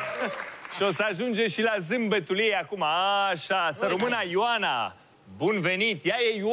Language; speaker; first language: Romanian; native; Romanian